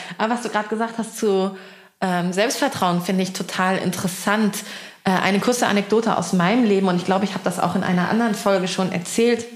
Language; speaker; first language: German; early bilingual, other home language; Persian